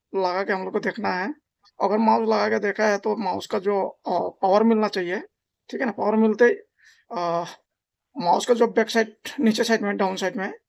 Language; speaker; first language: Hindi; non-native, local second language; Nepali